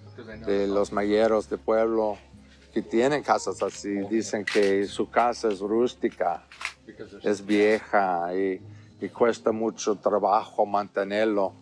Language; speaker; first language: Spanish; non-native, fluent; English